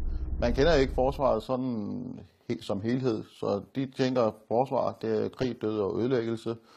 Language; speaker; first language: Danish; early bilingual, other home language; Turkish